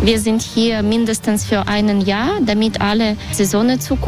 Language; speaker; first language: German; non-native, fluent; Russian